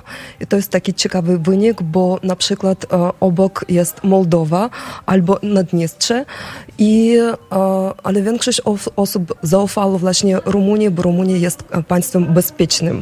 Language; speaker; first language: Polish; non-native, fluent; Ukrainian